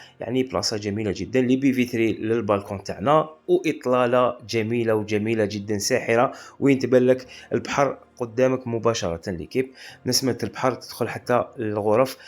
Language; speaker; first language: Arabic; native; Arabic